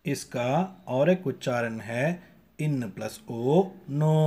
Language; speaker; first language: Hindi; non-native, local second language; Tamil